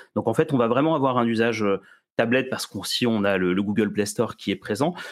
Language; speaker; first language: French; early bilingual, other home language; Serbian